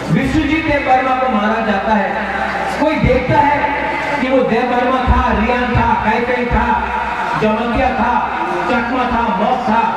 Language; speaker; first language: Hindi; non-native, local second language; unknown